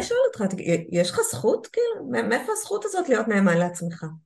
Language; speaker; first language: Hebrew; native; Hebrew